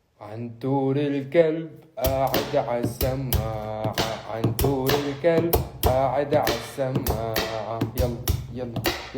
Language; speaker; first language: Arabic; native; Arabic